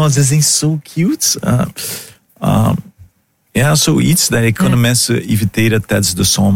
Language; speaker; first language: Dutch; non-native, fluent; Portuguese